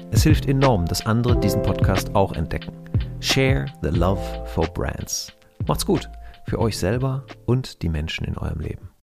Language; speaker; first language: German; native; German